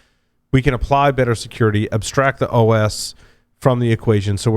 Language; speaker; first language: English; native; English